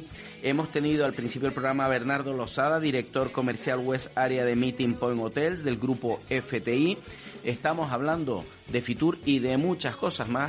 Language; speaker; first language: Spanish; native; Spanish